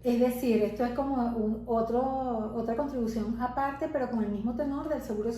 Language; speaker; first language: Spanish; native; Spanish